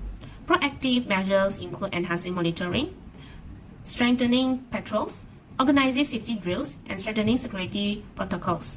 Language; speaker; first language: English; non-native, local second language; Malay